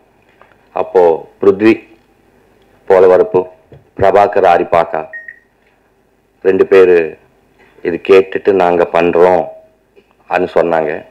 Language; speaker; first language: Tamil; non-native, learner; Telugu